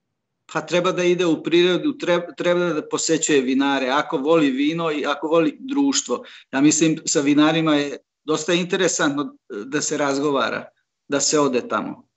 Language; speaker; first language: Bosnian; non-native, local second language; Hungarian